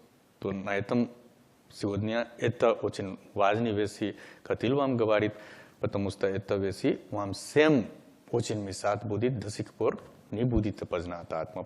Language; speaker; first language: Russian; non-native, learner; Hindi